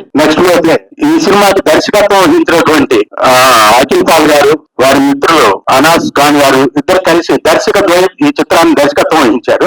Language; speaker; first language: Telugu; native; Telugu